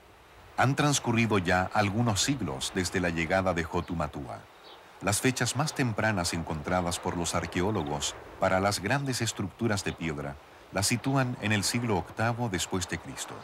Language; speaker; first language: Spanish; native; Spanish